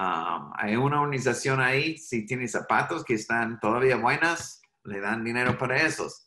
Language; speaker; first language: Spanish; non-native, fluent; English